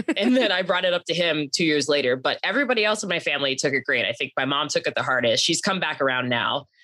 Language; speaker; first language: English; native; English